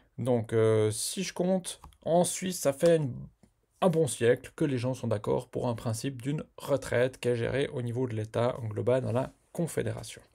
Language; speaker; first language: French; native; French